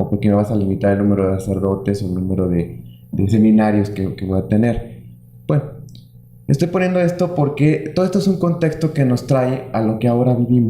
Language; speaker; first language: Spanish; native; Spanish